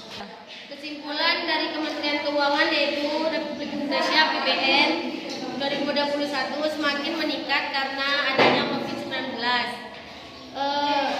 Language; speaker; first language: Indonesian; native; Indonesian